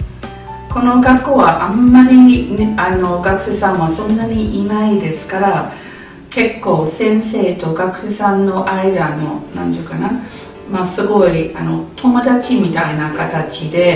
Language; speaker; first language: Japanese; non-native, fluent; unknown